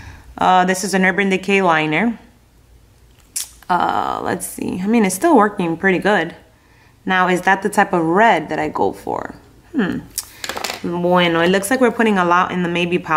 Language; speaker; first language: English; native; English